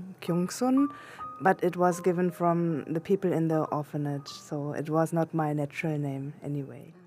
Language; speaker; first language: English; non-native, local second language; German